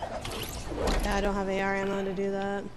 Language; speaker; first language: English; native; English